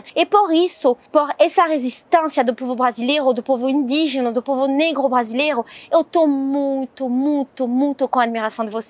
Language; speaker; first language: Portuguese; non-native, learner; French